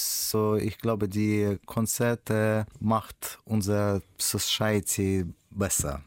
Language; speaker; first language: German; non-native, learner; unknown